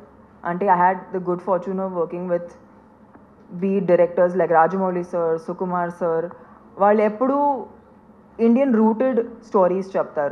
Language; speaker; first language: Telugu; non-native, fluent; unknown